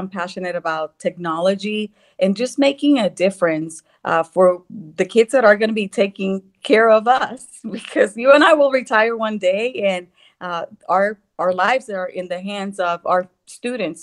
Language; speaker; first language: English; non-native, fluent; Spanish